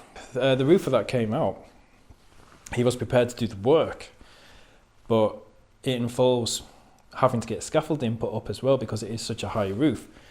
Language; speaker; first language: English; native; English